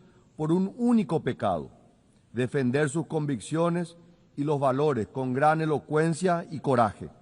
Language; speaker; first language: Spanish; native; Spanish